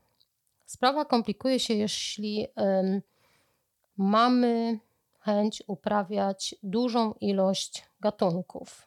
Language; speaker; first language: Polish; native; Polish